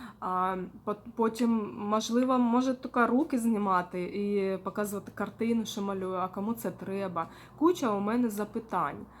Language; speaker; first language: Ukrainian; non-native, local second language; Russian